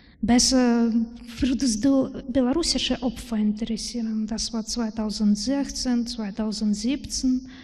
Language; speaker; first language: German; non-native, learner; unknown